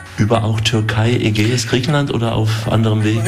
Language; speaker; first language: German; native; German